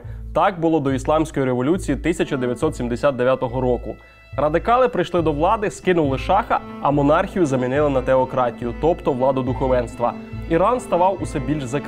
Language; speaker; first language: Ukrainian; native; Ukrainian